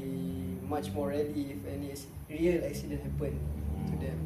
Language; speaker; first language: English; non-native, local second language; Malay